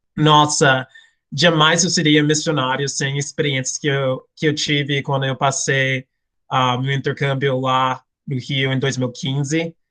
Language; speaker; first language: Portuguese; non-native, fluent; English